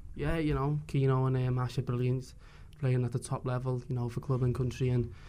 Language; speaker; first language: English; native; English